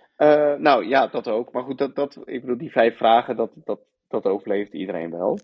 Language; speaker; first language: Dutch; early bilingual, other home language; Persian